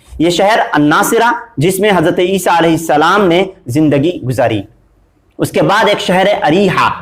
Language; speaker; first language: Urdu; native; Urdu